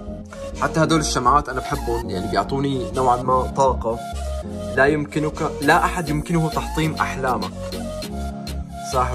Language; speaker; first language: Arabic; native; Arabic